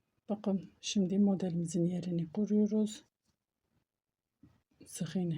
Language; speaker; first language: Turkish; native; Turkish